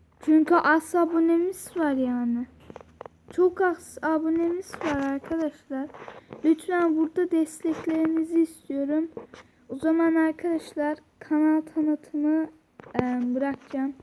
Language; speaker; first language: Turkish; early bilingual, heritage; Turkish